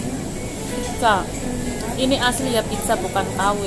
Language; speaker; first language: Indonesian; native; Indonesian